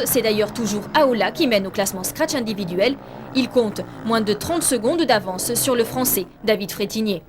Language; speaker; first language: French; native; French